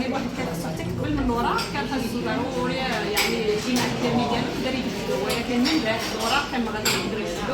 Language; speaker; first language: Arabic; native; Arabic